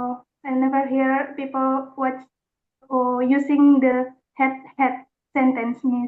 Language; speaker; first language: English; non-native, learner; Indonesian